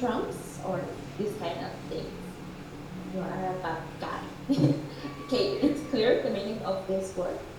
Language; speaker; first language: English; non-native, fluent; Spanish